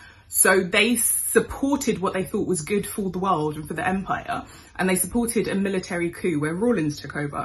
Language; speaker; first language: English; native; English